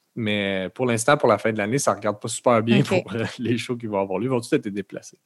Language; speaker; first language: French; native; French